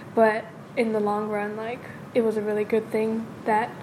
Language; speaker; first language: English; early bilingual, other home language; Japanese